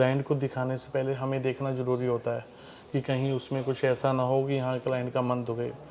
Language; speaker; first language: Hindi; non-native, local second language; Punjabi